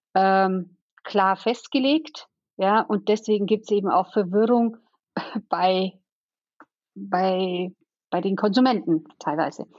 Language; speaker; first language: German; native; German